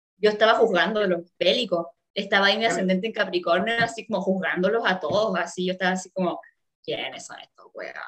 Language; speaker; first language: Spanish; native; Spanish